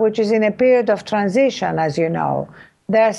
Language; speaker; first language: English; non-native, fluent; Greek